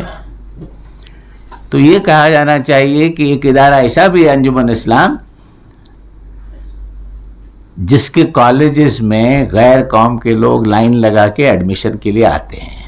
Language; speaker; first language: Hindi; native; Hindi